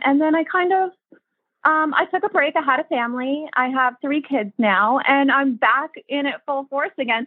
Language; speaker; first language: English; native; English